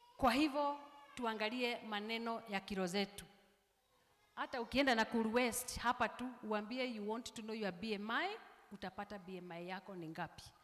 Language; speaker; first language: Swahili; non-native, local second language; Kikuyu